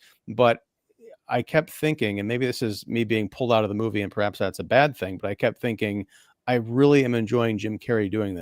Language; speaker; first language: English; native; English